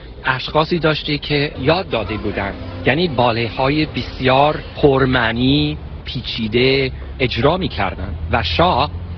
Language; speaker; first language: Persian; non-native, fluent; English